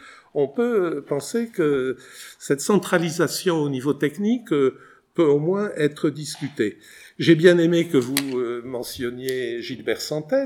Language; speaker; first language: French; native; French